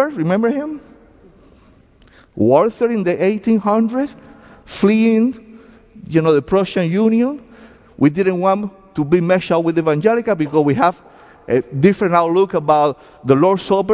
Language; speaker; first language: English; non-native, fluent; Spanish